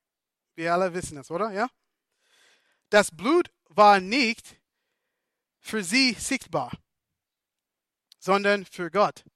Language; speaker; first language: German; non-native, fluent; English